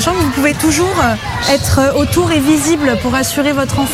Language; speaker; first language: French; native; French